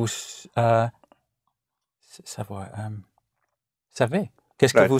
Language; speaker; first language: French; non-native, learner; English